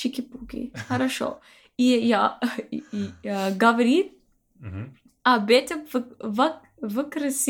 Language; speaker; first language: Russian; non-native, learner; English